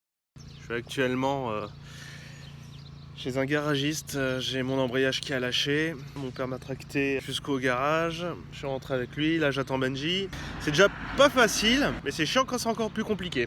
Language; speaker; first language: French; native; French